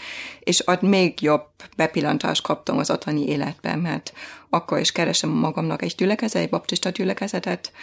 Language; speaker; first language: Hungarian; non-native, fluent; German